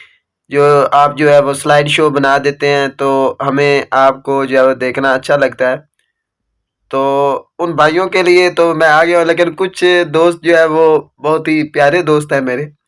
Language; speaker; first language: Urdu; native; Urdu